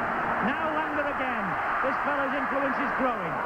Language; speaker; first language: English; native; English